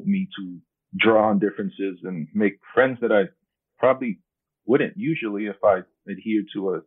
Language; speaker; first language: English; early bilingual, other home language; Spanish